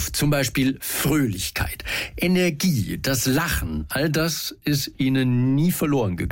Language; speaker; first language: German; native; German